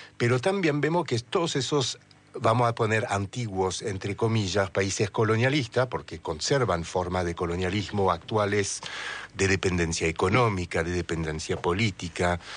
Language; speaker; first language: Spanish; non-native, fluent; French